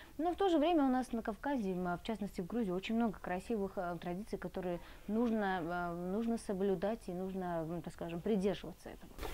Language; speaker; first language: Russian; non-native, fluent; Azerbaijani